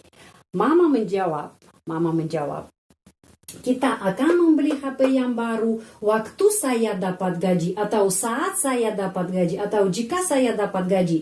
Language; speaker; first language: Indonesian; non-native, fluent; Russian